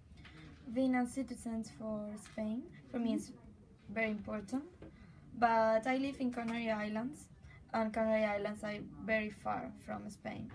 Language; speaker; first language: English; non-native, learner; Spanish